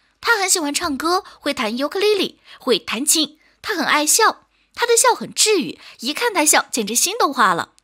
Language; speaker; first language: Chinese; native; Chinese